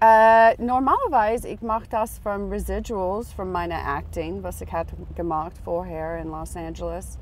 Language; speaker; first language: German; non-native, learner; English